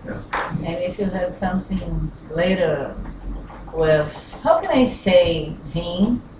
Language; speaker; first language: English; non-native, learner; Portuguese